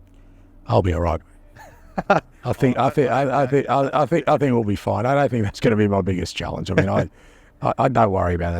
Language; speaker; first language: English; native; English